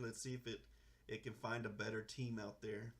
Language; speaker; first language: English; native; English